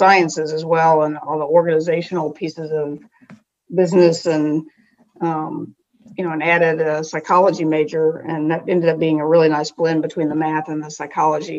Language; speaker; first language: English; native; English